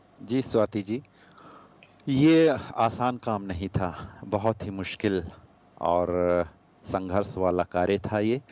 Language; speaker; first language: Hindi; non-native, local second language; Gujarati